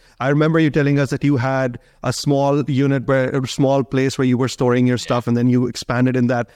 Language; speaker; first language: English; non-native, local second language; Hindi